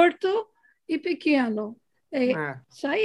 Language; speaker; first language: Portuguese; non-native, fluent; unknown